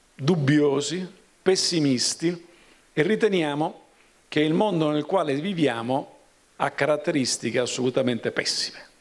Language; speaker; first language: Italian; native; Italian